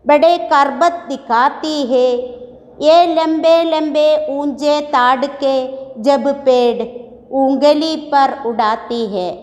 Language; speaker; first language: Hindi; non-native, local second language; Malayalam